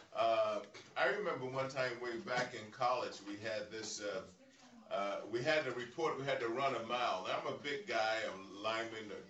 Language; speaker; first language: English; native; English